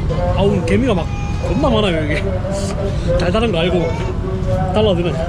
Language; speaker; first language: Korean; native; Korean